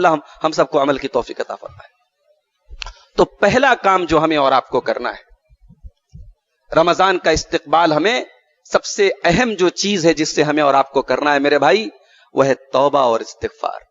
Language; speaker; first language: Urdu; native; Urdu